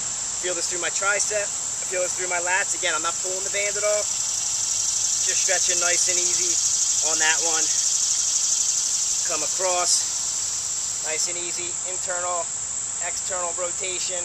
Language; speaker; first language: English; native; English